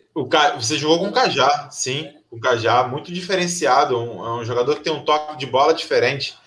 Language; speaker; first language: Portuguese; native; Portuguese